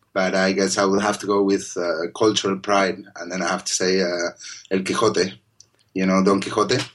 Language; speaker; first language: English; non-native, fluent; Spanish